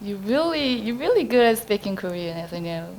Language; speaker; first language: English; non-native, fluent; Korean